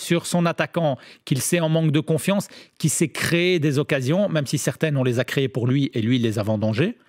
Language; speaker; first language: French; native; French